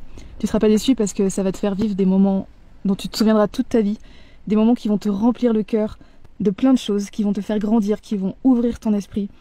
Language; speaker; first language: French; native; French